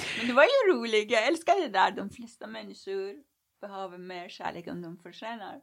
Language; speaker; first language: Swedish; non-native, fluent; Persian